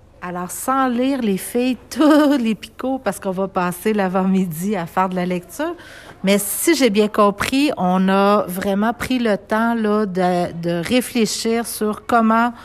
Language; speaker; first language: French; native; French